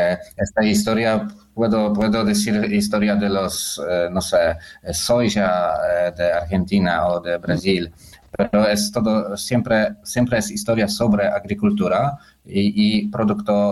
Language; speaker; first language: Spanish; non-native, learner; Polish